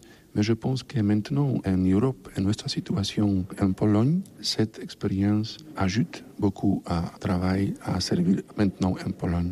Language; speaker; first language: French; non-native, learner; Polish